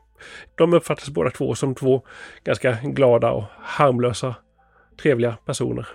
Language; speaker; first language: Swedish; native; Swedish